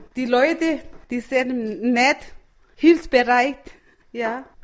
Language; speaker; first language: German; non-native, learner; Tibetan